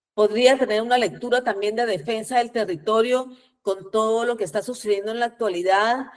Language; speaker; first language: Spanish; native; Spanish